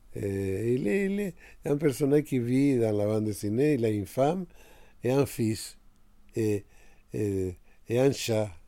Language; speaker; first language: French; non-native, fluent; Spanish